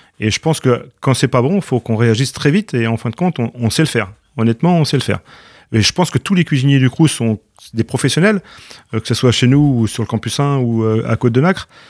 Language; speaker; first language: French; native; French